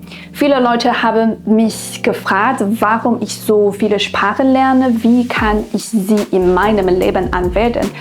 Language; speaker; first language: German; non-native, fluent; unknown